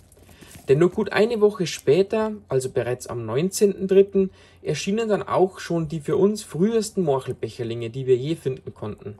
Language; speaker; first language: German; native; German